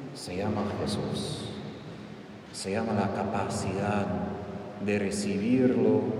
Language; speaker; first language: Spanish; non-native, fluent; English